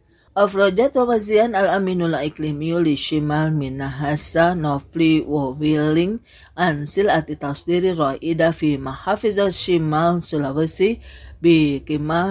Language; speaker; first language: Arabic; non-native, fluent; Indonesian